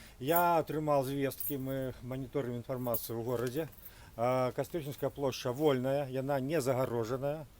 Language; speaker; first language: Belarusian; native; Belarusian